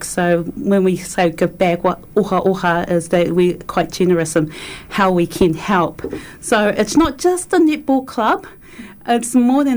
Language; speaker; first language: English; native; English